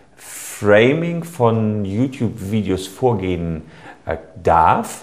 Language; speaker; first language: German; native; German